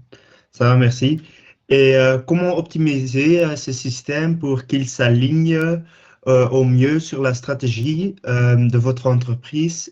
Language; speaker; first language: French; non-native, local second language; Dutch